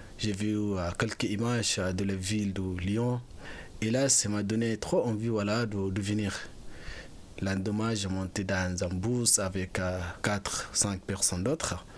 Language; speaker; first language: French; non-native, fluent; Arabic